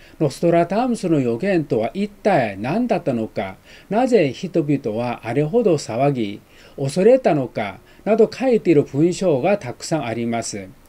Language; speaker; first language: Japanese; non-native, fluent; Chinese